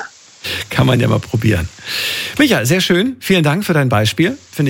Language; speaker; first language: German; native; German